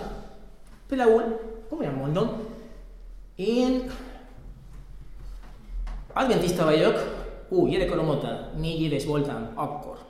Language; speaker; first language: Hungarian; non-native, fluent; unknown